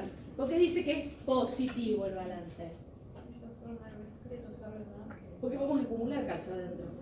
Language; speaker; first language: Spanish; native; Spanish